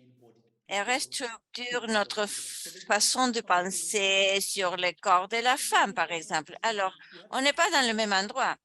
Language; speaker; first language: French; non-native, fluent; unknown